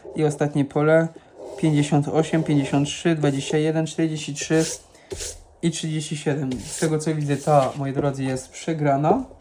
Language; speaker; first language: Polish; non-native, fluent; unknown